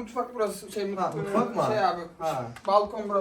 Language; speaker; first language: Turkish; native; Turkish